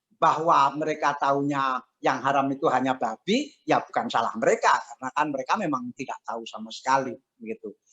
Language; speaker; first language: Indonesian; non-native, local second language; Javanese